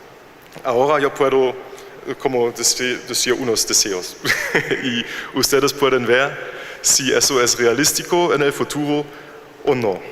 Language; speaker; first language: Spanish; non-native, learner; German